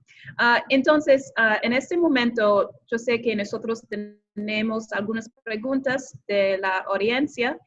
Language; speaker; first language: Spanish; non-native, fluent; English